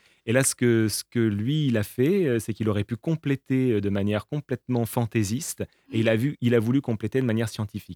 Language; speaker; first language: French; native; French